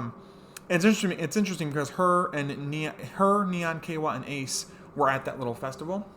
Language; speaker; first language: English; native; English